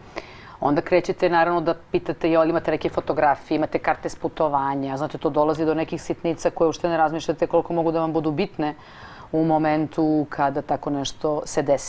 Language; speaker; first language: Croatian; native; Croatian